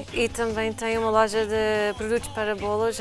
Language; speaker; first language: Portuguese; non-native, fluent; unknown